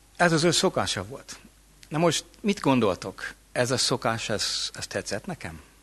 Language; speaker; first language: Hungarian; non-native, fluent; English